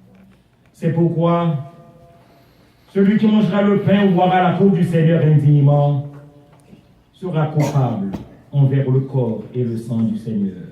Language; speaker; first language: French; non-native, local second language; Haitian Creole